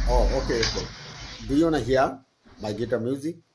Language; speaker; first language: English; non-native, learner; Bangla